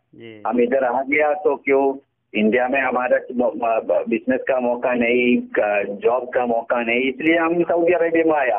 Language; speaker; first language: Hindi; non-native, local second language; Malayalam